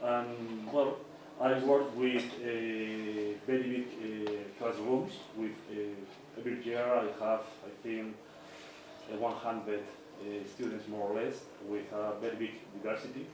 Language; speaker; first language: English; non-native, fluent; Spanish